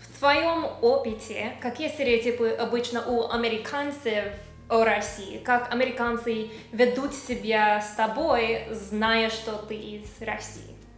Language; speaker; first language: Russian; non-native, learner; English